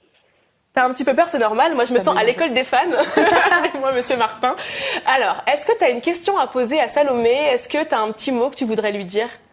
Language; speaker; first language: French; native; French